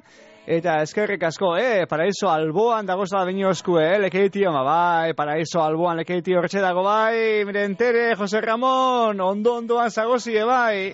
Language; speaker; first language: Basque; native; Basque